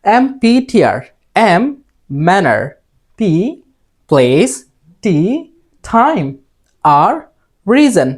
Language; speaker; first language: English; non-native, fluent; Bangla